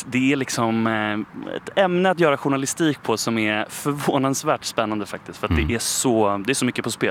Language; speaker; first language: Swedish; native; Swedish